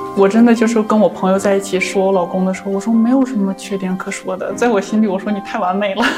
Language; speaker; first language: Chinese; non-native, local second language; Mongolian